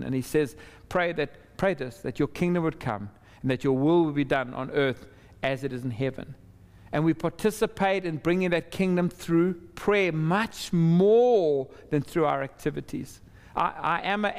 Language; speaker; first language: English; native; English